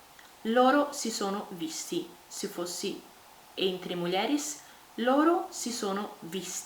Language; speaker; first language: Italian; non-native, fluent; Portuguese